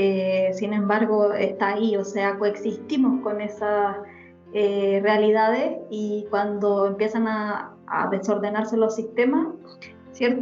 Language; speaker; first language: Spanish; native; Spanish